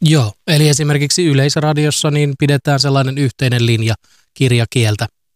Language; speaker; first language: Finnish; native; Finnish